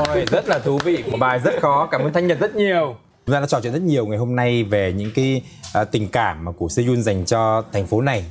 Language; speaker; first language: Vietnamese; native; Vietnamese